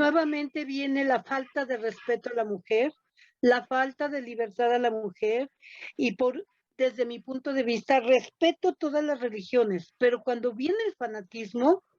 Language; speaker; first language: Spanish; native; Spanish